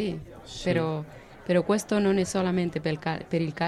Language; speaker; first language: Italian; non-native, learner; Spanish